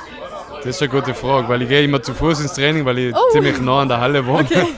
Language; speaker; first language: German; native; German